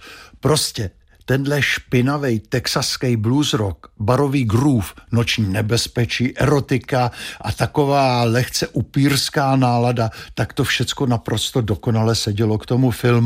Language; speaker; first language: Czech; native; Czech